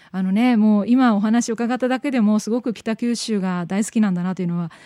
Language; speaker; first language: Japanese; non-native, fluent; Vietnamese